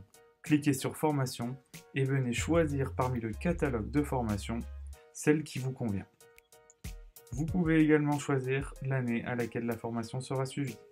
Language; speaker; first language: French; native; French